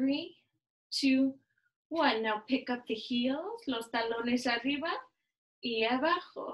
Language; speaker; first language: Spanish; non-native, learner; English